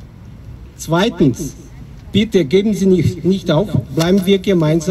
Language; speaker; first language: German; non-native, fluent; Ukrainian